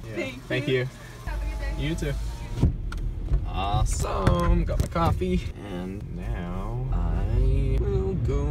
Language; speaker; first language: English; native; English